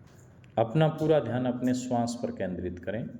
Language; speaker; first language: Hindi; native; Hindi